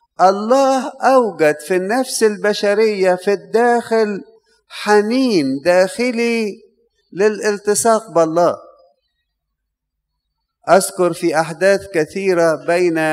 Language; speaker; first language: Arabic; native; Arabic